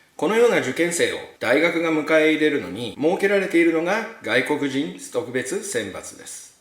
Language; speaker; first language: Japanese; native; Japanese